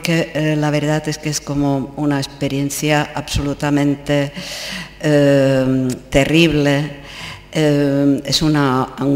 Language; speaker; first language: Spanish; non-native, fluent; Czech